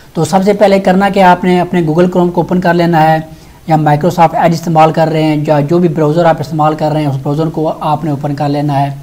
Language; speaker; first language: Urdu; native; Urdu